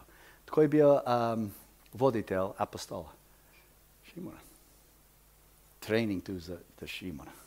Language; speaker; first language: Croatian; early bilingual, heritage; Croatian